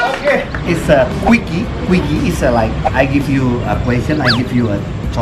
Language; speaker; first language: English; non-native, fluent; Indonesian